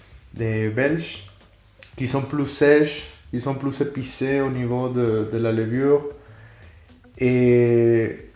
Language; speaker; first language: French; non-native, fluent; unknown